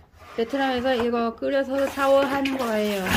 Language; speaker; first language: Korean; non-native, learner; Vietnamese